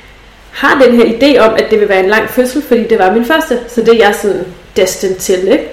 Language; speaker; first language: Danish; native; Danish